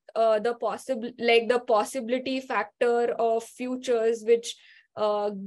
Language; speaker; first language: English; non-native, local second language; Marathi